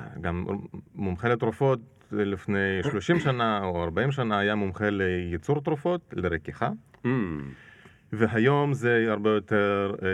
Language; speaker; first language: Hebrew; non-native, fluent; Russian